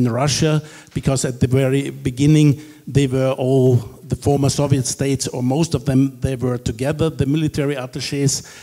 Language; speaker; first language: English; non-native, fluent; German